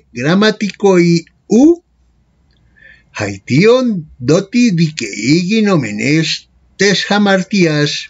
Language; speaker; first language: Greek; non-native, fluent; Spanish